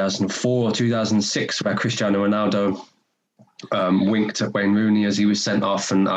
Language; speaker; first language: English; native; English